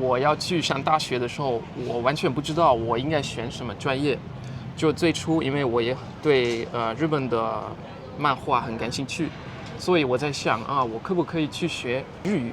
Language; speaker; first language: Chinese; non-native, fluent; Dutch